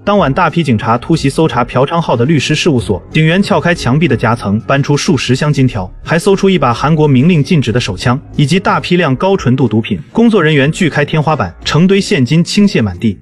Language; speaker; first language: Chinese; native; Chinese